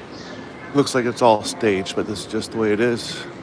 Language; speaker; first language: English; native; English